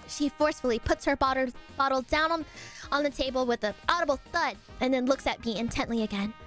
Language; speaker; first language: English; native; English